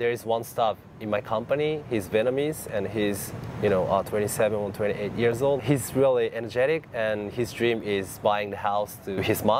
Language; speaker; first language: English; non-native, fluent; Japanese